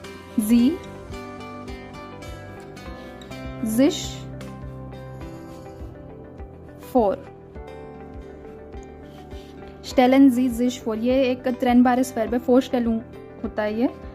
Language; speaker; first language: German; non-native, fluent; Marathi